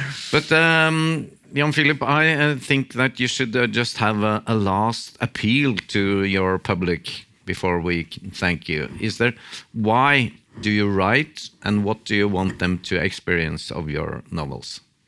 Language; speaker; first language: English; non-native, fluent; Norwegian